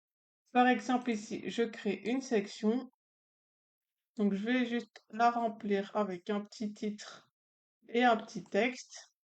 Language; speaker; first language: French; native; French